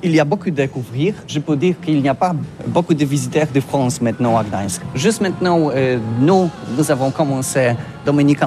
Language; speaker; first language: French; non-native, learner; Polish